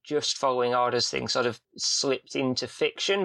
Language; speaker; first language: English; native; English